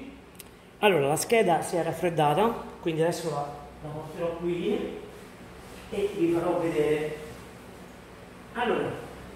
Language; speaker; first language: Italian; native; Italian